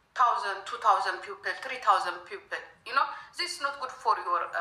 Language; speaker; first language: English; non-native, learner; Amharic